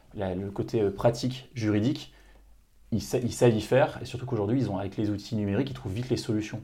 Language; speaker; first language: French; native; French